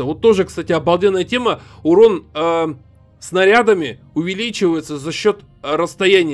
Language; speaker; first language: Russian; native; Russian